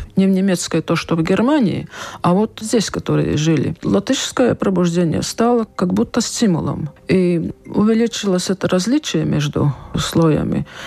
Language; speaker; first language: Russian; non-native, local second language; Latvian